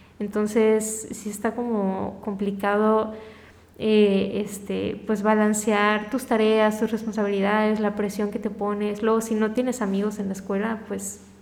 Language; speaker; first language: Spanish; native; Spanish